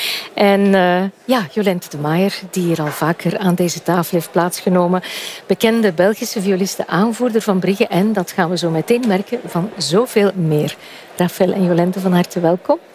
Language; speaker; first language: Dutch; native; Dutch